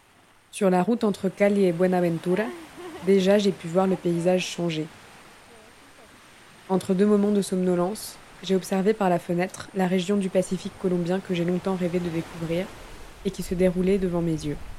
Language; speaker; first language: French; native; French